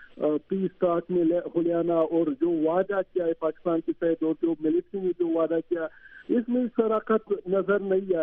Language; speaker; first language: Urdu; non-native, learner; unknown